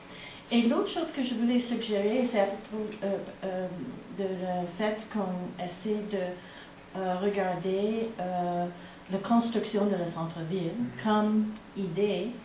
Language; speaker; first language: French; non-native, fluent; English